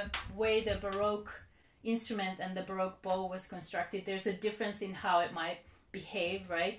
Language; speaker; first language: English; non-native, fluent; Finnish